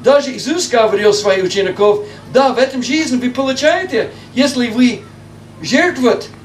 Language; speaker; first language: Russian; non-native, learner; English